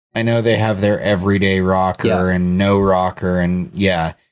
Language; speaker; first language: English; native; English